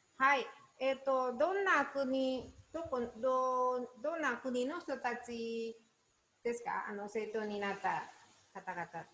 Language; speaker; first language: Japanese; non-native, learner; Indonesian